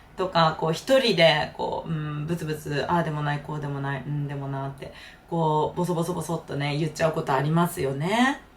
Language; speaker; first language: Japanese; native; Japanese